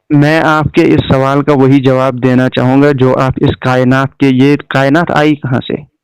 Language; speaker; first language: Urdu; native; Urdu